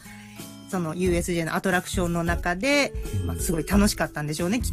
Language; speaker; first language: Japanese; native; Japanese